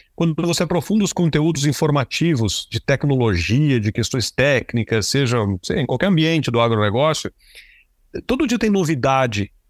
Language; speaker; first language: Portuguese; native; Portuguese